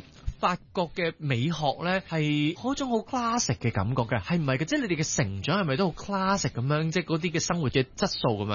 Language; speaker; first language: Cantonese; native; Cantonese